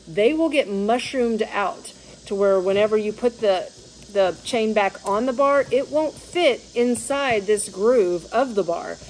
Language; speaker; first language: English; native; English